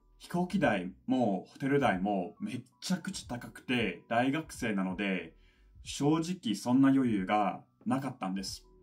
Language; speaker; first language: Japanese; non-native, fluent; English